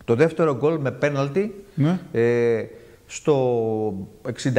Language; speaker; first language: Greek; native; Greek